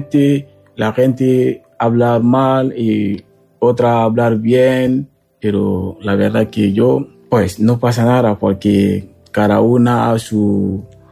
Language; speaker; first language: Spanish; non-native, learner; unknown